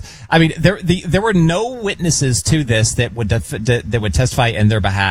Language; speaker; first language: English; native; English